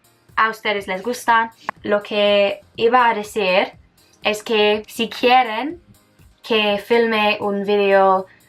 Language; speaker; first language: Spanish; non-native, fluent; English